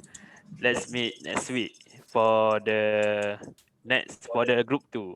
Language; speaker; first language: English; non-native, local second language; Malay